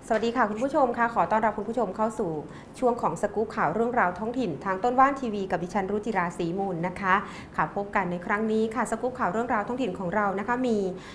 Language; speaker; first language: Thai; native; Thai